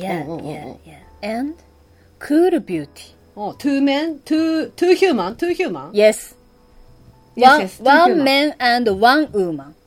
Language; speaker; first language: English; non-native, learner; Japanese